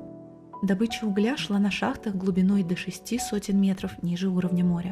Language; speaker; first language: Russian; native; Russian